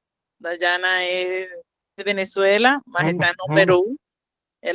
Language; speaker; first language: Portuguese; non-native, learner; Spanish